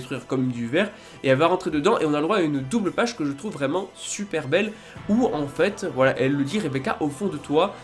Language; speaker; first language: French; native; French